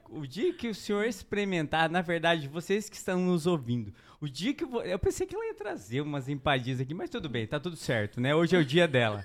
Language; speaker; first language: Portuguese; native; Portuguese